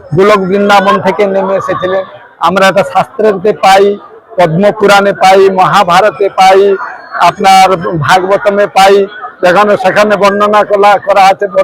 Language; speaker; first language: Bangla; non-native, fluent; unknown